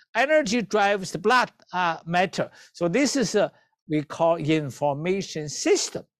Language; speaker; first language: English; non-native, learner; Chinese